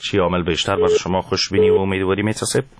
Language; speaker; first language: Persian; native; Persian